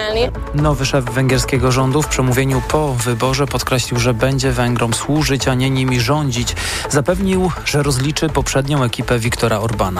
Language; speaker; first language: Polish; native; Polish